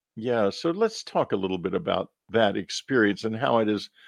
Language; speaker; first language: English; native; English